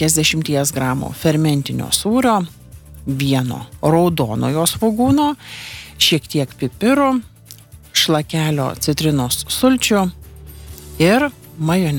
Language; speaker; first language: Lithuanian; native; Lithuanian